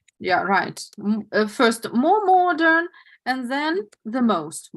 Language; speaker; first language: English; non-native, fluent; Russian